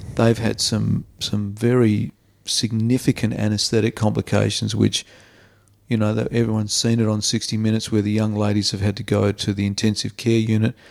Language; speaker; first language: English; native; English